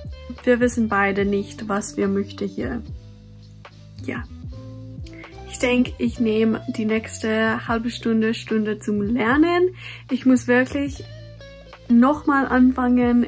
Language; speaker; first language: German; non-native, fluent; English